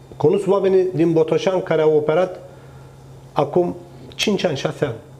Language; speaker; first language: Romanian; non-native, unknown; Turkish